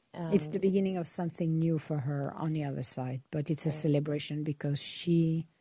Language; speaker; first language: English; non-native, fluent; Italian